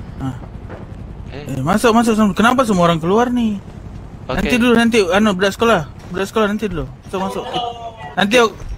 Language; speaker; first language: Malay; native; Malay